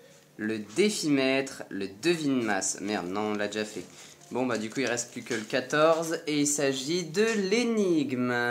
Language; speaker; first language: French; native; French